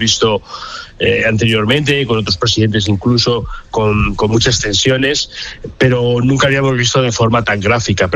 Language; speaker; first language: Spanish; native; Spanish